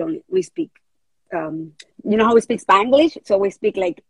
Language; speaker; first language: English; early bilingual, other home language; Spanish